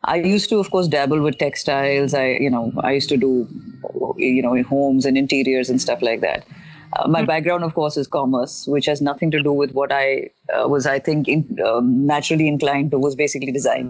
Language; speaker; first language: English; non-native, local second language; Hindi